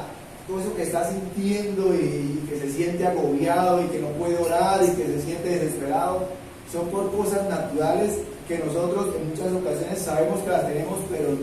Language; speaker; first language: Spanish; native; Spanish